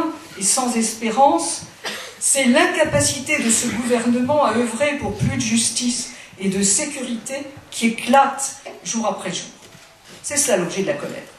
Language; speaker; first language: French; native; French